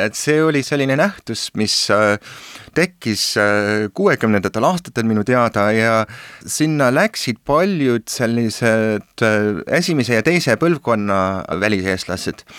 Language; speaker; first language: Estonian; early bilingual, heritage; Estonian